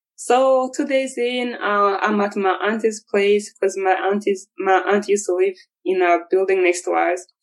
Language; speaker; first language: English; non-native, local second language; Kinyarwanda